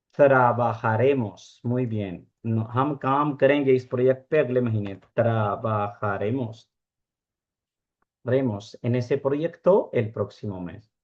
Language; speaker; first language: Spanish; non-native, fluent; Urdu